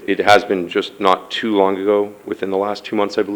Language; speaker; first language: English; native; English